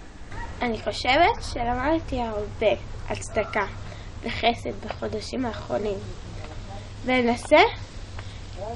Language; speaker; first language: Hebrew; early bilingual, other home language; English